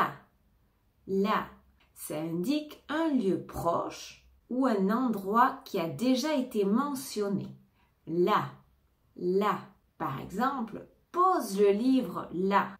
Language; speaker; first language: French; native; French